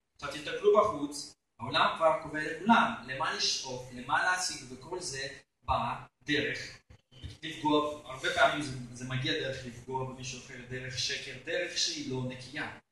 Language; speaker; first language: Hebrew; native; Hebrew